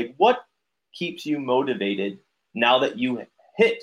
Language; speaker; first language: English; native; English